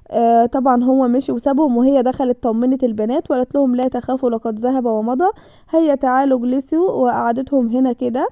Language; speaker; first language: Arabic; native; Arabic